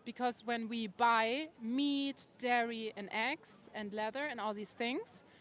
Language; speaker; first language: English; non-native, fluent; German